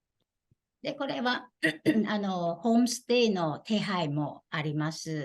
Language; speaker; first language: Japanese; non-native, fluent; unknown